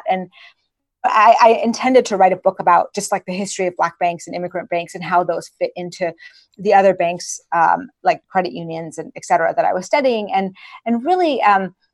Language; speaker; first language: English; early bilingual, other home language; Persian